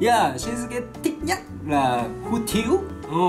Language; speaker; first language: Vietnamese; non-native, learner; Japanese